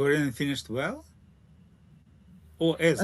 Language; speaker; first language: English; non-native, learner; Russian